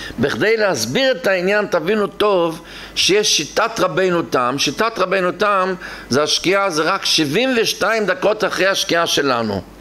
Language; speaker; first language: Hebrew; non-native, local second language; Yiddish